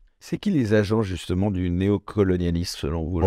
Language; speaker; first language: French; native; French